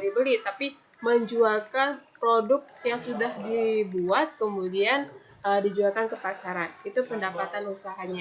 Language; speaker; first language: Indonesian; native; Indonesian